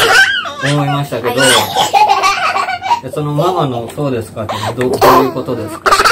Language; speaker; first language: Japanese; native; Japanese